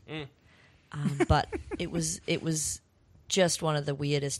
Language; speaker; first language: English; native; English